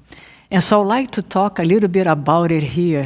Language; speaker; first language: English; non-native, fluent; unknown